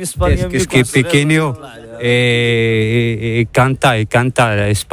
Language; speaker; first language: Spanish; non-native, learner; Arabic